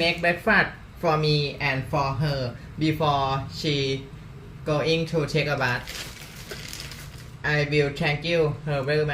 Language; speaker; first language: English; non-native, learner; Thai